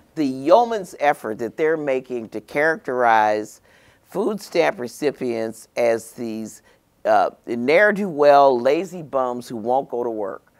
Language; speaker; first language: English; native; English